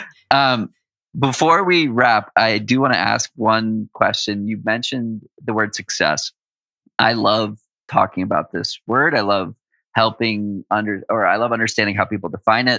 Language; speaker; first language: English; native; English